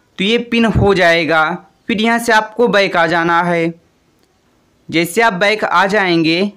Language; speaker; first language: Hindi; native; Hindi